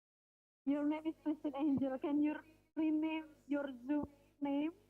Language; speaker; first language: English; non-native, fluent; Indonesian